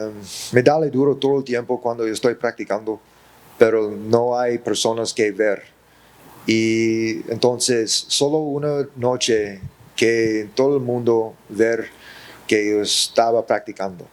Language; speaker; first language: Spanish; early bilingual, heritage; English